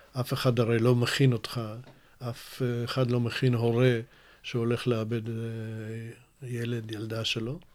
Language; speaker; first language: Hebrew; early bilingual, other home language; Russian